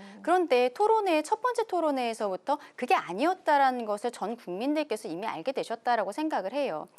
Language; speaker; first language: Korean; native; Korean